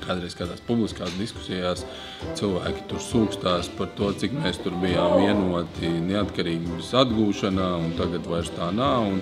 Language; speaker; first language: Latvian; native; Latvian